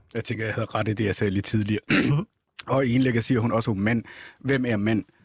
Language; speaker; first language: Danish; non-native, fluent; Somali